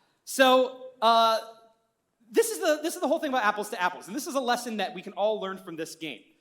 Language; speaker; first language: English; native; English